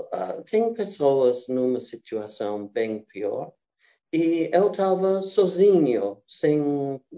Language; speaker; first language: Portuguese; non-native, fluent; English